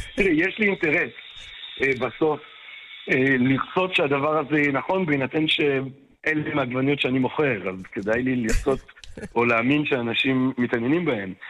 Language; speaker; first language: Hebrew; non-native, fluent; French